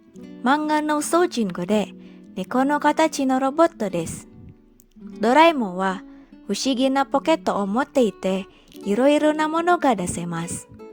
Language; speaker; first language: Japanese; non-native, learner; Indonesian